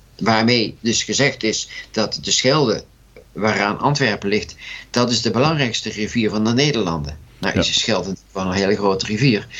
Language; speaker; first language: Dutch; native; Dutch